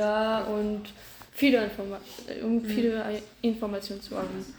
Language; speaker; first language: German; non-native, learner; French